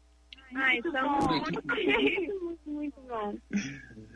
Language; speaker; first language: Portuguese; early bilingual, heritage; English